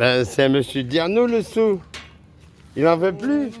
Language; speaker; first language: French; native; French